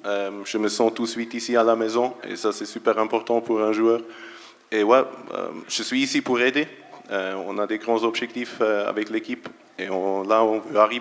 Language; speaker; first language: French; non-native, local second language; German